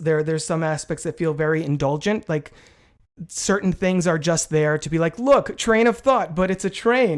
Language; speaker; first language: English; native; English